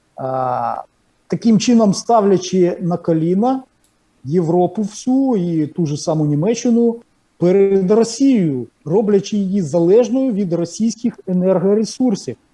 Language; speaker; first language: Ukrainian; native; Ukrainian